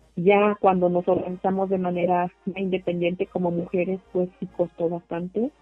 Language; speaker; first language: Spanish; non-native, local second language; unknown